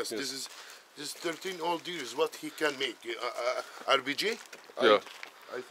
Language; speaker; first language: English; non-native, learner; Arabic